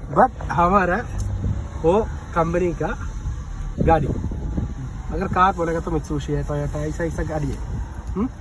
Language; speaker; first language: Hindi; non-native, local second language; Malayalam